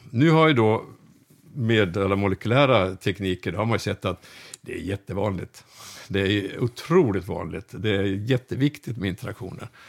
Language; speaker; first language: Swedish; native; Swedish